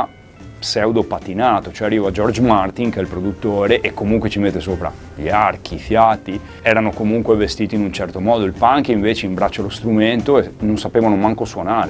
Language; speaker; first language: Italian; native; Italian